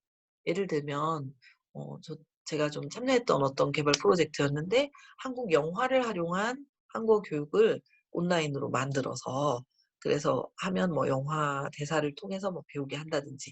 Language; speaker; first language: Korean; native; Korean